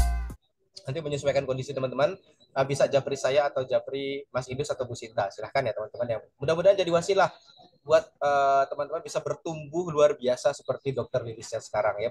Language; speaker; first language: Indonesian; native; Indonesian